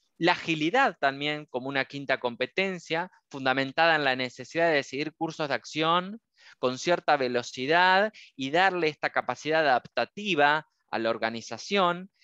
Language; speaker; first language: Spanish; native; Spanish